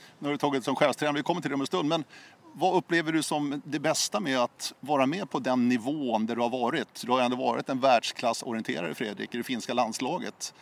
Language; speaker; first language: Swedish; native; Swedish